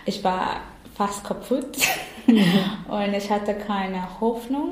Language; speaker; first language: German; non-native, learner; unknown